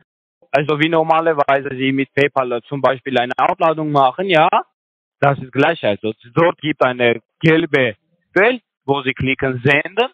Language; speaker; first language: German; non-native, learner; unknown